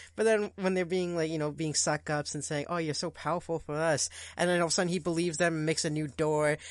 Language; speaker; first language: English; non-native, fluent; Portuguese